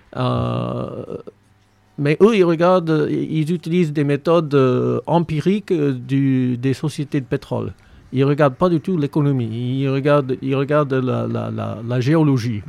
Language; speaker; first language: French; non-native, fluent; English